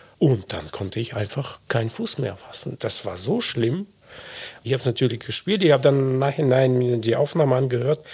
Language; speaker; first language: German; non-native, fluent; Russian